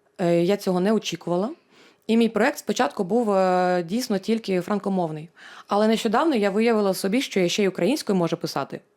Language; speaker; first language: Ukrainian; non-native, local second language; Russian